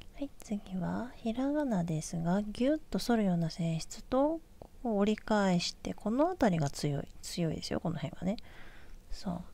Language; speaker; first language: Japanese; native; Japanese